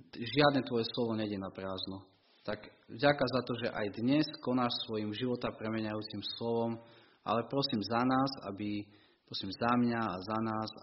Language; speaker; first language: Slovak; native; Slovak